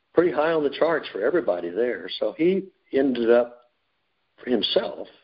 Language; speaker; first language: English; native; English